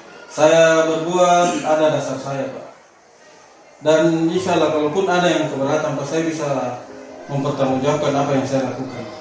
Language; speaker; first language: Indonesian; native; Indonesian